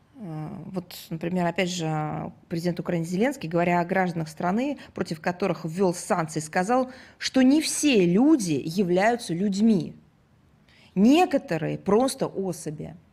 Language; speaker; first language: Russian; native; Russian